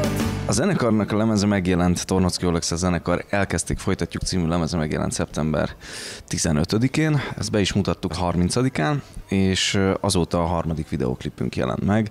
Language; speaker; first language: Hungarian; native; Hungarian